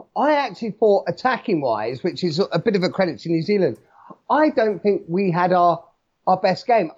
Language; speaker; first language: English; native; English